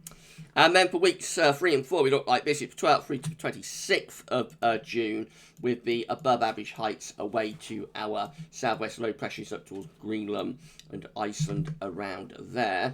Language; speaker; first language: English; native; English